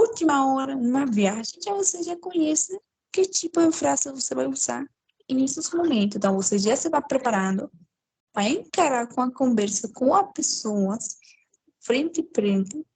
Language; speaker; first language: Portuguese; non-native, fluent; Spanish